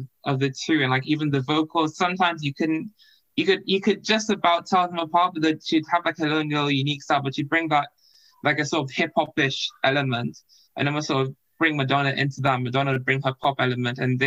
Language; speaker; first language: English; non-native, local second language; Yoruba